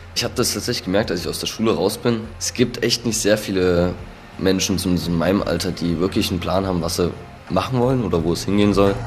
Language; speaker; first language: German; native; German